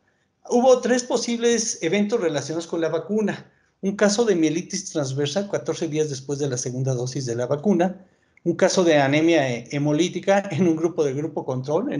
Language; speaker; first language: Spanish; native; Spanish